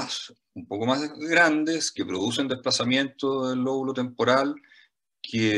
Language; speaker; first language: Spanish; native; Spanish